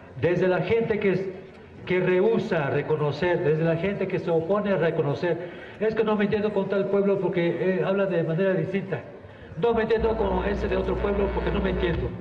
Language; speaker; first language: Spanish; non-native, local second language; Mixtepec Mixtec